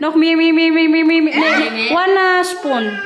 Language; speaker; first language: Dutch; non-native, learner; Waray